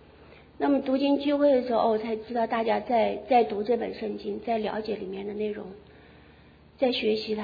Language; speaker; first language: Chinese; native; Chinese